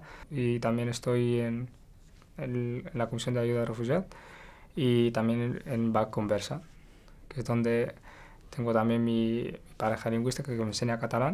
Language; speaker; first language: Spanish; non-native, local second language; Arabic